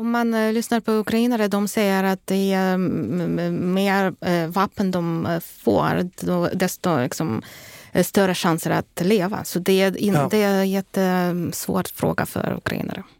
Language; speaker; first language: Swedish; non-native, fluent; Ukrainian